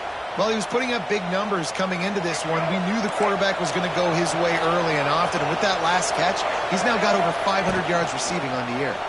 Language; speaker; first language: English; native; English